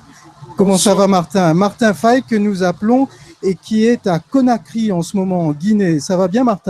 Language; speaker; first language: French; native; French